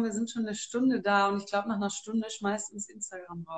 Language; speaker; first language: German; native; German